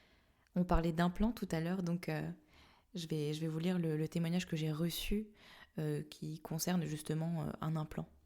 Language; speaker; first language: French; native; French